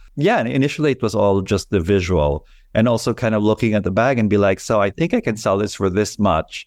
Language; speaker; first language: English; non-native, local second language; Filipino